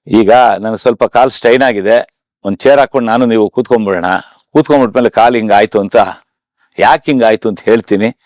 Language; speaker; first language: Kannada; native; Kannada